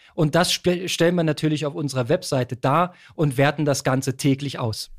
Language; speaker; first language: German; native; German